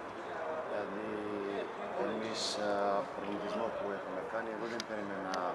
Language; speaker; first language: Greek; non-native, fluent; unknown